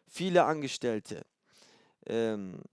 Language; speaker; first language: German; non-native, fluent; Turkish